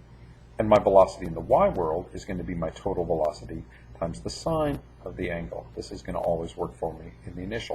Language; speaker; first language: English; native; English